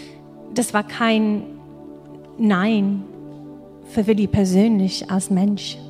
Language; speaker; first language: German; non-native, fluent; English